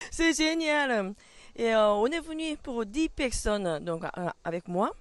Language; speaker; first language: French; non-native, fluent; Korean